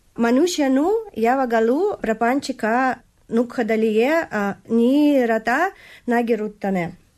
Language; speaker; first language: Kannada; non-native, learner; Russian